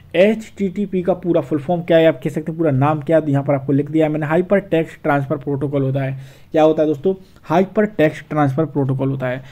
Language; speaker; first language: Hindi; native; Hindi